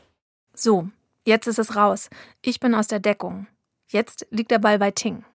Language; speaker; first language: German; native; German